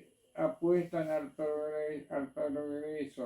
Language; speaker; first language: Spanish; non-native, local second language; German